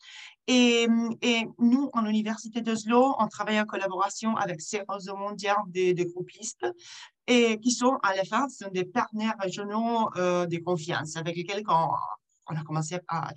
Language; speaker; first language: French; non-native, fluent; Italian